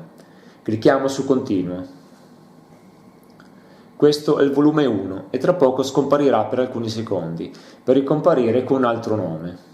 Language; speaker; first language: Italian; native; Italian